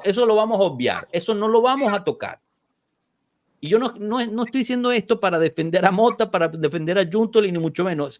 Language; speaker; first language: Spanish; native; Spanish